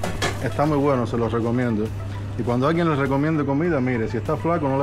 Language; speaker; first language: Spanish; native; Spanish